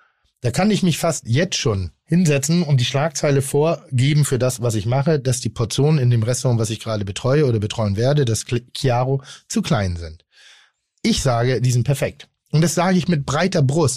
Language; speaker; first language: German; native; German